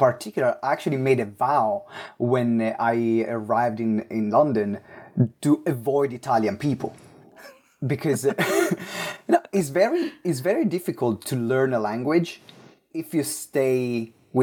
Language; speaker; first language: English; non-native, fluent; Italian